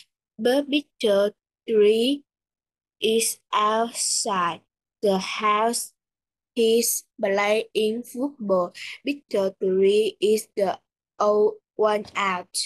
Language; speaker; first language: English; non-native, learner; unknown